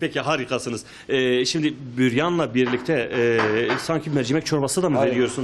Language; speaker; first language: Turkish; native; Turkish